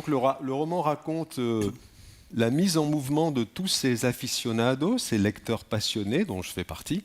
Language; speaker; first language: French; native; French